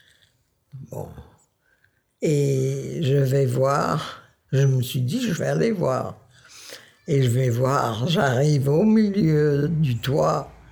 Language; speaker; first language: French; non-native, local second language; Dutch